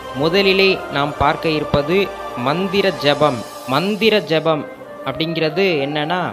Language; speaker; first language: Tamil; native; Tamil